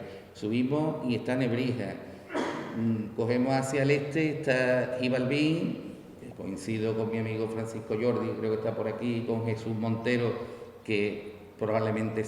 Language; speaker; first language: Spanish; native; Spanish